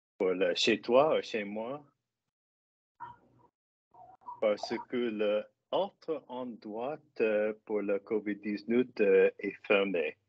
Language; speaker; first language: French; non-native, learner; English